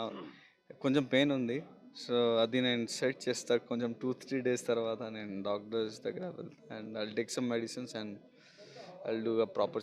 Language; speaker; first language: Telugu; non-native, local second language; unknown